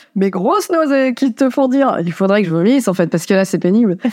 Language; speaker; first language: French; native; French